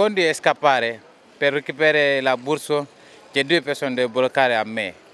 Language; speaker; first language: Italian; non-native, learner; Wolof